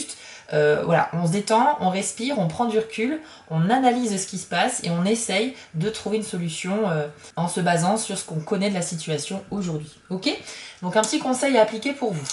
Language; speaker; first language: French; native; French